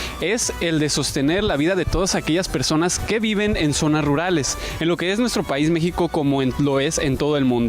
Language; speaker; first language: Spanish; native; Spanish